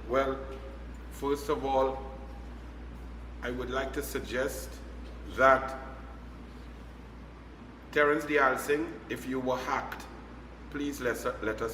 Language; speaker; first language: English; native; English